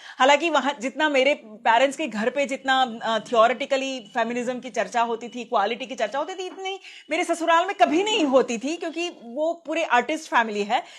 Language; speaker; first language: Hindi; non-native, local second language; Gujarati